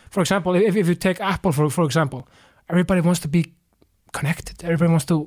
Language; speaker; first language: English; non-native, fluent; Icelandic